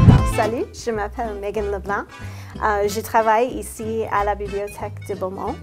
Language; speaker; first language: French; non-native, local second language; English